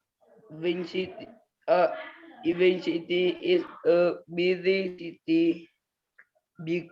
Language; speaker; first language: English; non-native, learner; Vietnamese